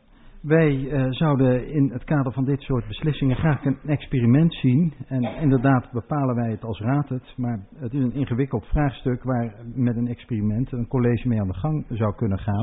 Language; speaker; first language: Dutch; native; Dutch